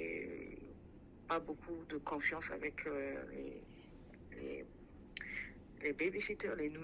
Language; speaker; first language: French; non-native, local second language; Sango